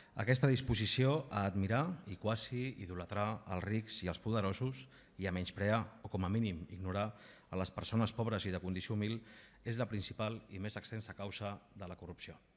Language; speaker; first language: Catalan; non-native, local second language; Spanish